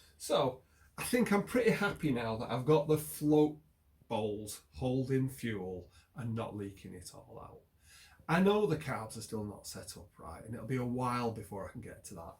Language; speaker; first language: English; native; English